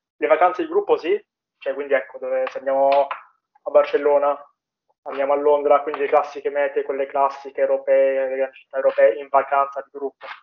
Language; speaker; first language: Italian; native; Italian